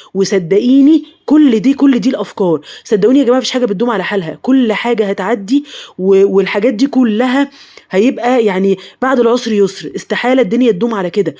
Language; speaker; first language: Arabic; native; Arabic